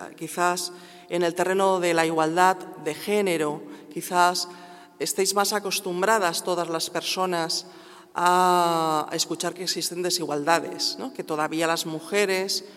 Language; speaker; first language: Spanish; non-native, local second language; Catalan